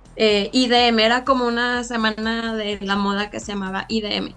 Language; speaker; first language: Spanish; native; Spanish